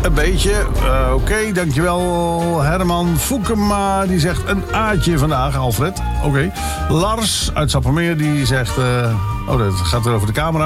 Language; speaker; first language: Dutch; native; Dutch